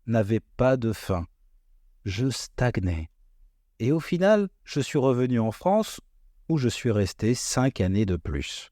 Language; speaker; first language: French; native; French